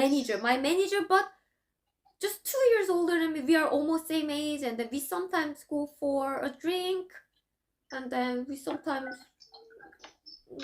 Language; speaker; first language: English; non-native, fluent; Korean